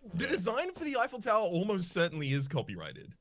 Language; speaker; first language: English; native; English